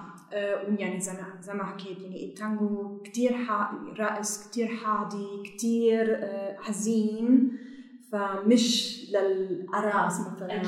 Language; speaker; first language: Arabic; non-native, learner; German